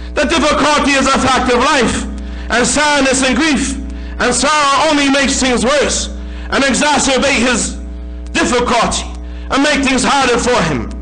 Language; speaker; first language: English; native; English